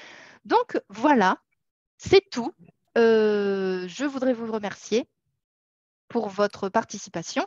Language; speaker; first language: French; native; French